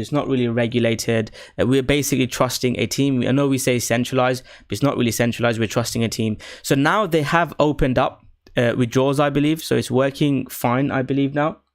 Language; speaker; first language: English; native; English